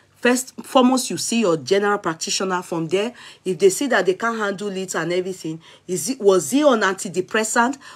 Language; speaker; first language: English; non-native, local second language; Yoruba